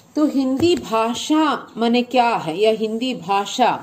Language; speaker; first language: Hindi; non-native, local second language; Malayalam